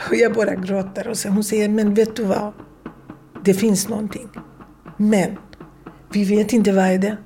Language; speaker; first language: Swedish; non-native, fluent; Kurdish